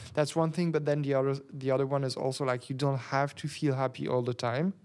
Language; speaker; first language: English; non-native, fluent; French